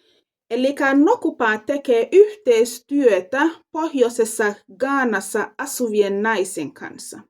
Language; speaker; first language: Finnish; non-native, fluent; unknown